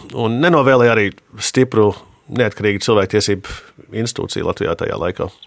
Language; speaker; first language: Latvian; early bilingual, heritage; Latvian